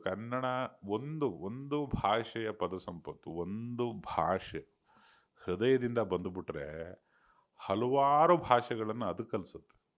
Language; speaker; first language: Kannada; native; Kannada